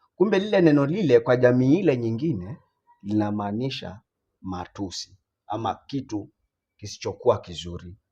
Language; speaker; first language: Swahili; non-native, local second language; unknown